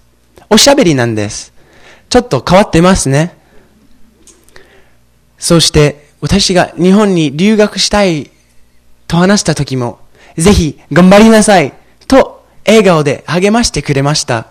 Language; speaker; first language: Japanese; non-native, fluent; English